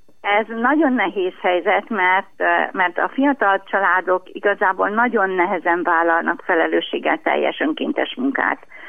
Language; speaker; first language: Hungarian; native; Hungarian